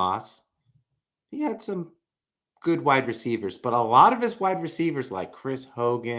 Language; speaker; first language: English; native; English